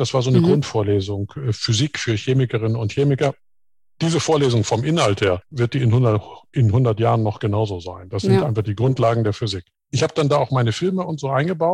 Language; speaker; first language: German; native; German